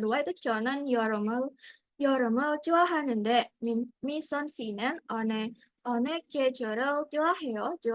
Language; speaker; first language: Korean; non-native, learner; Indonesian